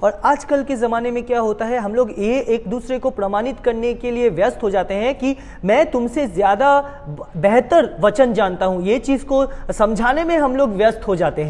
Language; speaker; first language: Hindi; non-native, local second language; Bangla